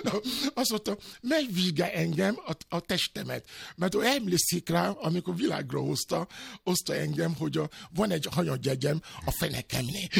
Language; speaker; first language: Hungarian; non-native, learner; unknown